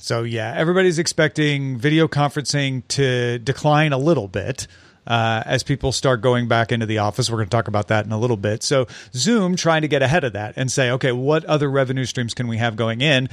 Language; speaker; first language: English; native; English